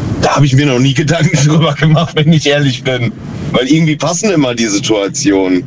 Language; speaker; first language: German; native; German